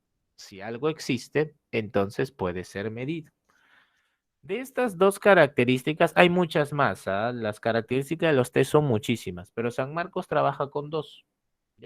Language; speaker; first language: Spanish; native; Spanish